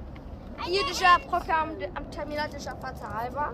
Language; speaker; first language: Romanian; early bilingual, heritage; Romanian